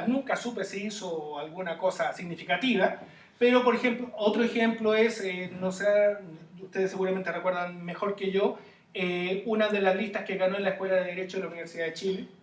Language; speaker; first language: Spanish; native; Spanish